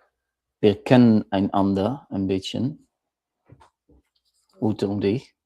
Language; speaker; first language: German; non-native, learner; Dutch